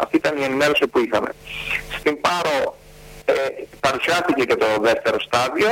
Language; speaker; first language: Greek; native; Greek